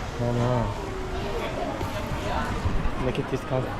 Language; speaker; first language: English; non-native, learner; Korean